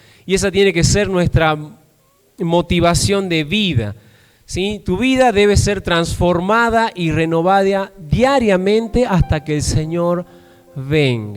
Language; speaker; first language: Spanish; native; Spanish